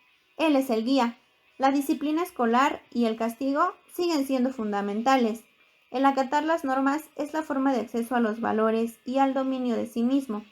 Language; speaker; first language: Spanish; native; Spanish